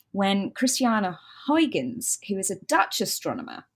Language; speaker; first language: English; native; English